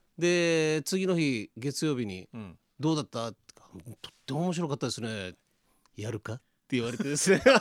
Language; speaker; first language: Japanese; native; Japanese